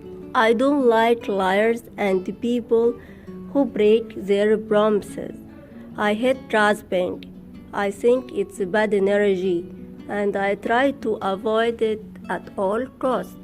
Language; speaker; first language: English; non-native, learner; Arabic